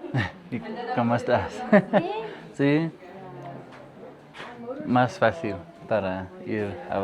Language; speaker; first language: Spanish; non-native, learner; English